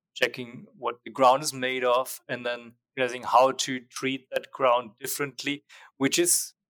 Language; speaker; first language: English; non-native, fluent; German